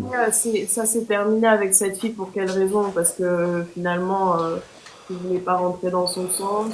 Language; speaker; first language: French; non-native, local second language; Haitian Creole